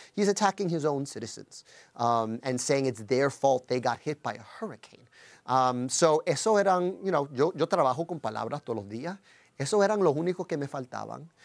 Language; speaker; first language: Spanish; early bilingual, heritage; Spanish